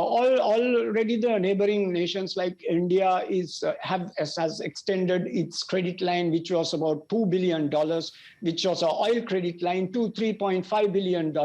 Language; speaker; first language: English; non-native, local second language; Sinhala